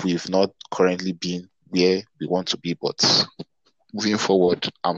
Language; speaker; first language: English; non-native, local second language; Igbo